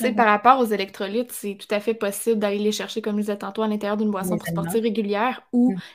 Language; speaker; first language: French; native; French